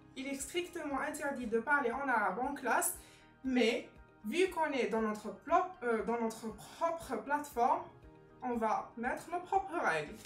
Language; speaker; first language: French; non-native, local second language; Arabic